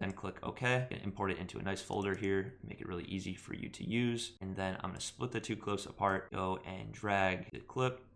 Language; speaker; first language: English; native; English